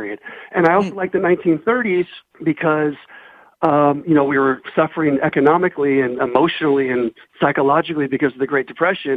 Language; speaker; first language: English; native; English